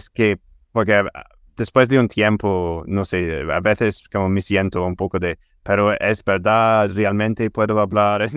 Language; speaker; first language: Spanish; non-native, fluent; English